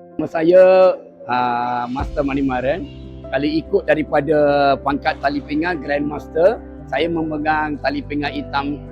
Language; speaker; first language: Malay; non-native, local second language; Tamil